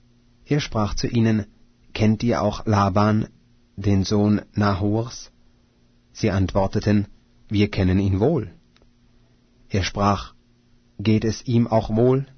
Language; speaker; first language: German; native; German